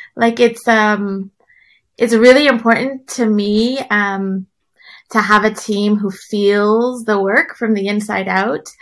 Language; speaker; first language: English; native; English